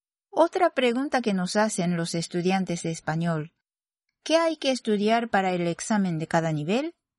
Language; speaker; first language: Spanish; non-native, fluent; Japanese